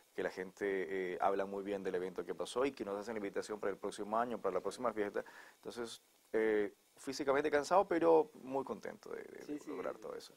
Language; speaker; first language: Spanish; native; Spanish